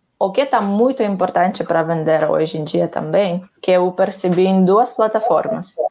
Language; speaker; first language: Portuguese; non-native, fluent; Ukrainian